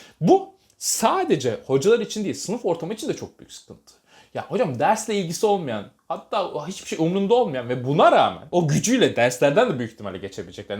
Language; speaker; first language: Turkish; native; Turkish